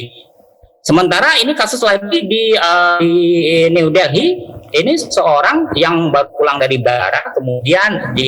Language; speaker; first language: Indonesian; native; Indonesian